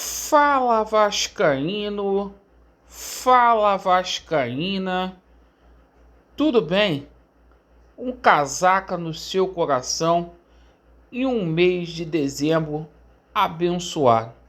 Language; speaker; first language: Portuguese; native; Portuguese